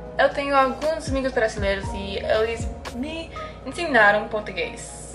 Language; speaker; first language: Portuguese; non-native, learner; English